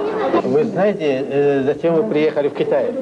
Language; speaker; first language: Russian; non-native, fluent; Chinese